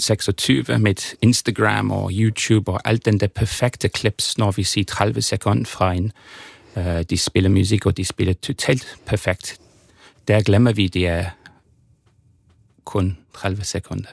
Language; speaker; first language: Danish; non-native, fluent; English